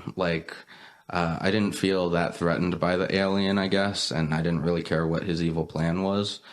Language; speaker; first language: English; native; English